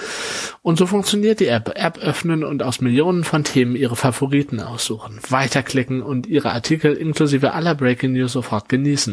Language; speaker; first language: German; native; German